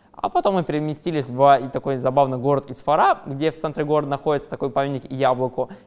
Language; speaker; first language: Russian; native; Russian